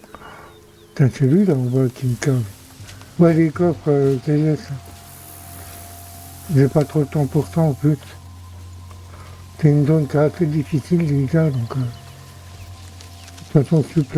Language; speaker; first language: French; native; French